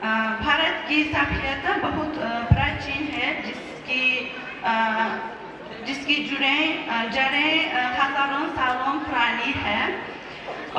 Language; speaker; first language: Hindi; non-native, fluent; Uzbek